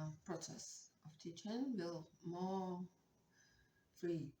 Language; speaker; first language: English; non-native, learner; Russian